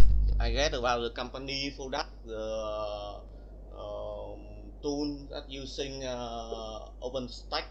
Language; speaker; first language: English; non-native, learner; Vietnamese